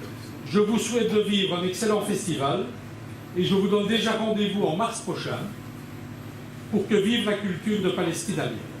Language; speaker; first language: French; native; French